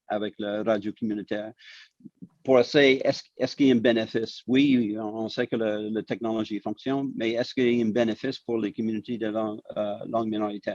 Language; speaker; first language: French; non-native, local second language; English